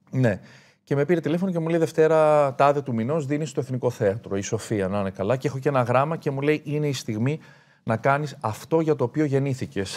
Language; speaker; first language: Greek; native; Greek